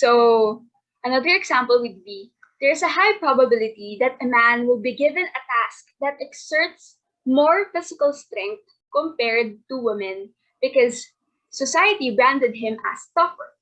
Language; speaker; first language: English; non-native, local second language; Filipino